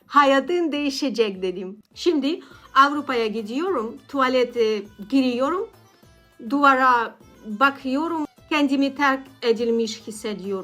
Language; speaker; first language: Turkish; non-native, learner; Russian